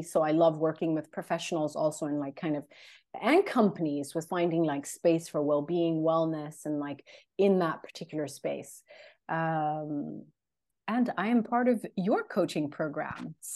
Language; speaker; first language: English; non-native, fluent; Swedish